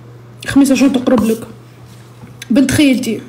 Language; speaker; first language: Arabic; native; Arabic